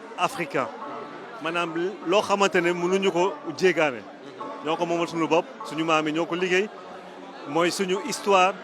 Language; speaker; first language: Wolof; non-native, local second language; Jola-Fonyi